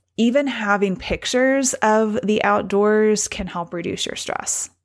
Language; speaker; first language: English; native; English